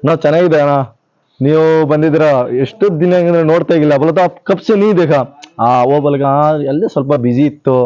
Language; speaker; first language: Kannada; non-native, local second language; Hindi